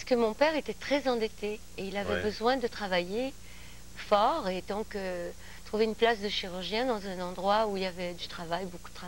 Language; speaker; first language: French; native; French